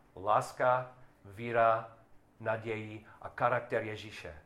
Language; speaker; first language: Czech; non-native, learner; English